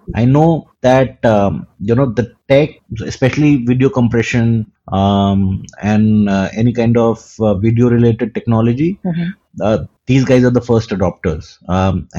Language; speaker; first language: English; non-native, local second language; Hindi